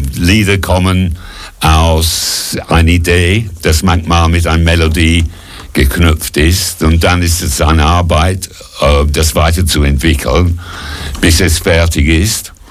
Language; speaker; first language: German; non-native, fluent; English